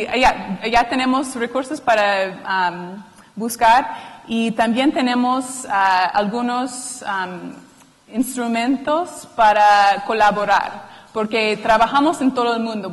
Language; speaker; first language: Spanish; non-native, fluent; English